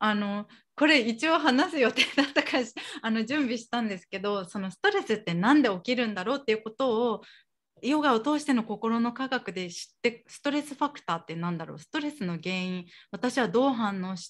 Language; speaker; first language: Japanese; native; Japanese